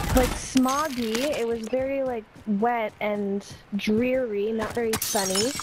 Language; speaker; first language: English; early bilingual, other home language; Turkish